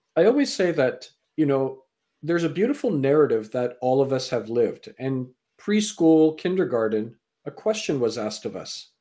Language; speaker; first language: English; native; English